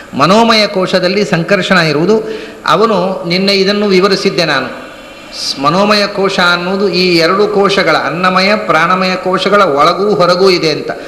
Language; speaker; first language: Kannada; non-native, local second language; Tulu